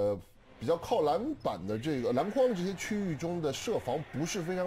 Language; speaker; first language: Chinese; native; Chinese